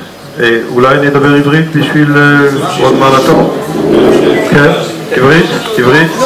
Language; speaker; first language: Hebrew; non-native, fluent; French